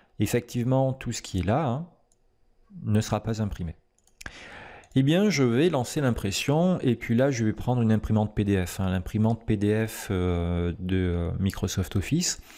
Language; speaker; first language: French; native; French